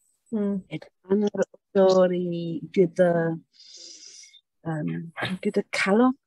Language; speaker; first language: Welsh; non-native, learner; English